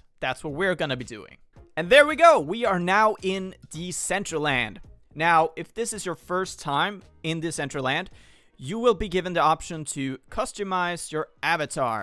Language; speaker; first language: English; non-native, fluent; Swedish